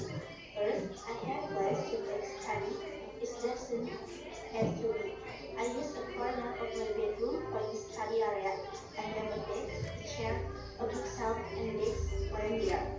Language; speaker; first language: English; non-native, learner; Indonesian